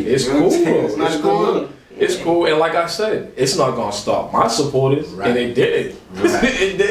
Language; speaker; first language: English; native; English